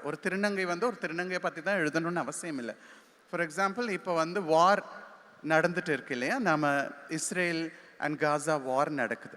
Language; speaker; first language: Tamil; native; Tamil